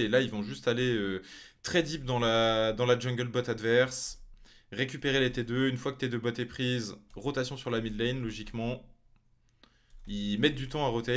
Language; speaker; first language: French; native; French